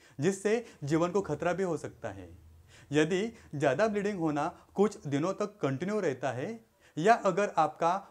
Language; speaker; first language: Hindi; non-native, local second language; Marathi